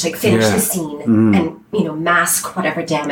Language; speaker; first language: English; native; English